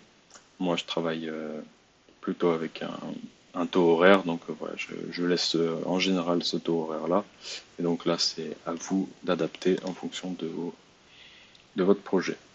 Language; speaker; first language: French; native; French